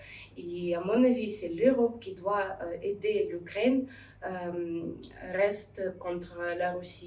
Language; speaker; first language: French; non-native, learner; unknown